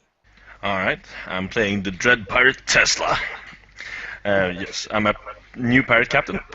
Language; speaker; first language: English; native; English